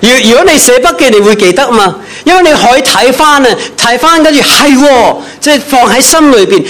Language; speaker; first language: Cantonese; non-native, fluent; English